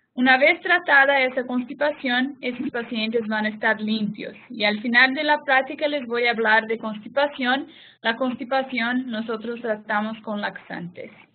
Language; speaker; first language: Spanish; non-native, fluent; Portuguese